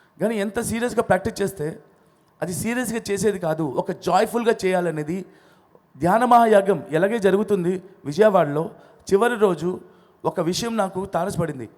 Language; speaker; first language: Telugu; non-native, local second language; Odia